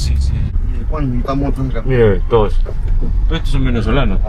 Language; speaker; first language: Spanish; early bilingual, heritage; Japanese